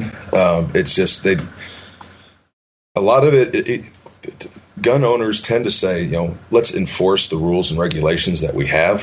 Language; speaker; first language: English; native; English